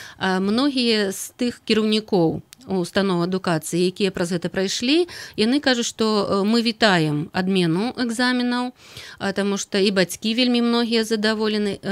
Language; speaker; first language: Belarusian; native; Belarusian